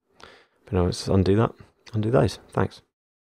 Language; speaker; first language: English; native; English